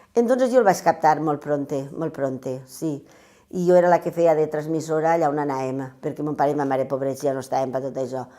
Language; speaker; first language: Catalan; native; Catalan